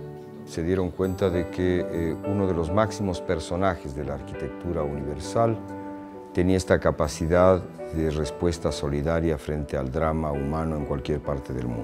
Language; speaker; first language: Spanish; native; Spanish